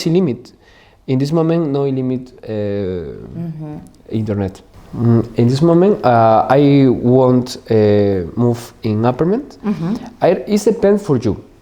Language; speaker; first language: English; non-native, learner; Spanish